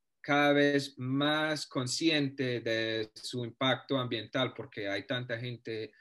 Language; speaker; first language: Spanish; non-native, fluent; English